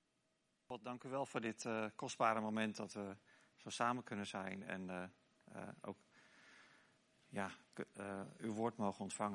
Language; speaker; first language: Dutch; native; Dutch